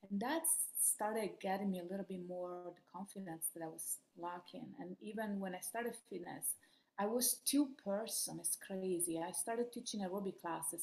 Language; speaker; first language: English; non-native, fluent; Italian